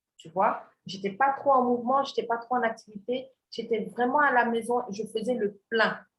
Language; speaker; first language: French; non-native, local second language; Wolof